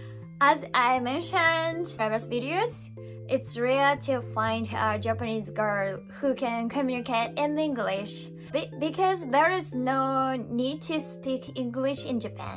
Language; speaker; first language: English; non-native, fluent; Japanese